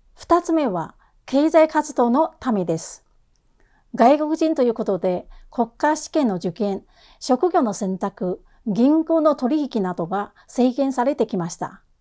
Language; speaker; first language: Japanese; non-native, fluent; Chinese